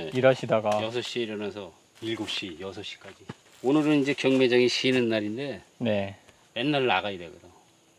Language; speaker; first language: Korean; native; Korean